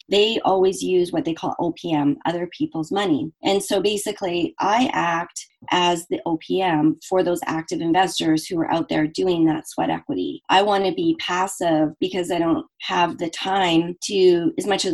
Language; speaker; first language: English; native; English